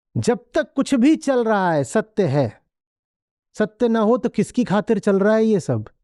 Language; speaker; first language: Hindi; native; Hindi